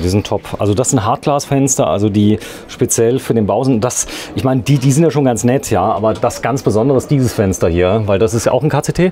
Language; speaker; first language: German; native; German